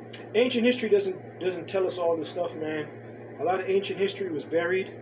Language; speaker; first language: English; native; English